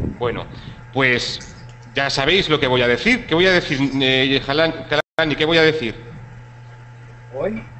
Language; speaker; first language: Spanish; native; Spanish